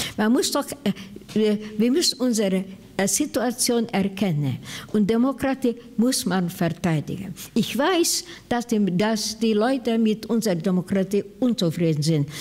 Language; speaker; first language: German; non-native, fluent; Hungarian